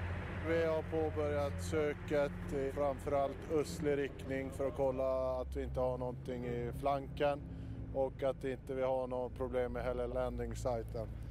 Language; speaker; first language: Swedish; native; Swedish